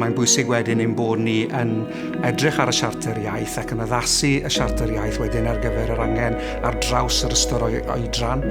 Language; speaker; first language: Welsh; native; Welsh